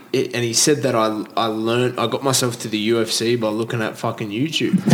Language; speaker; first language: English; native; English